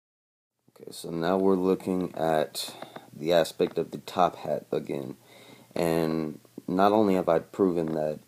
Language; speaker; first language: English; native; English